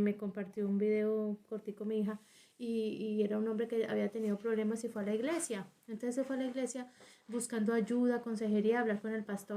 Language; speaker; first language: Spanish; native; Spanish